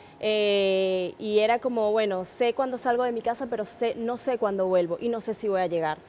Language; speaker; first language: Spanish; native; Spanish